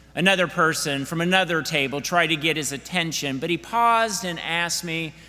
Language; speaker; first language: English; native; English